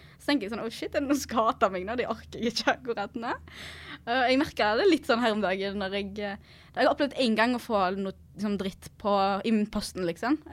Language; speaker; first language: Norwegian; early bilingual, other home language; Arabic